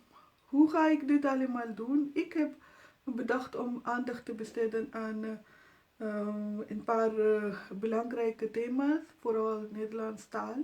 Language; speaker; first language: Dutch; non-native, fluent; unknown